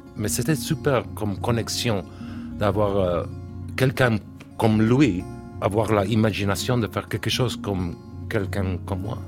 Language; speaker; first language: French; non-native, learner; English